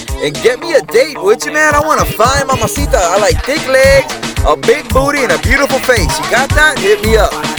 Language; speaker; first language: English; early bilingual, other home language; Spanish